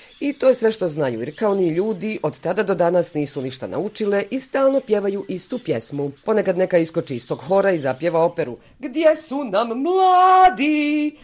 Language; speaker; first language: Bosnian; native; Bosnian